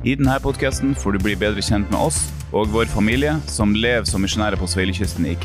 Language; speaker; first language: Norwegian; native; Norwegian